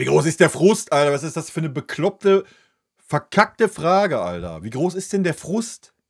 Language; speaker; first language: German; native; German